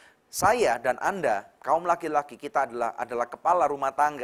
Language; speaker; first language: Indonesian; native; Indonesian